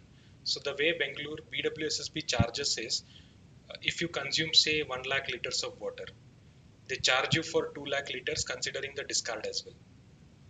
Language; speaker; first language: English; non-native, local second language; Kannada